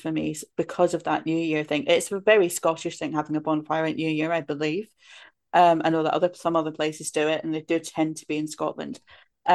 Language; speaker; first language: English; native; English